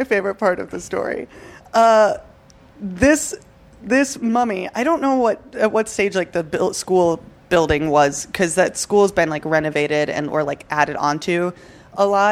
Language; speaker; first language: English; native; English